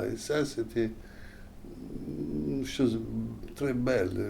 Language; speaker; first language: French; non-native, fluent; Italian